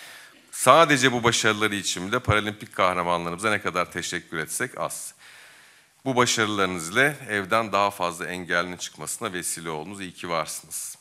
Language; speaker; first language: Turkish; native; Turkish